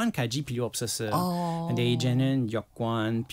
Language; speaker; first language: Korean; non-native, learner; French